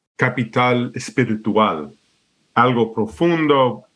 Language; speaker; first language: Spanish; non-native, fluent; English